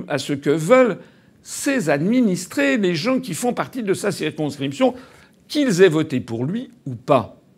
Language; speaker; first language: French; native; French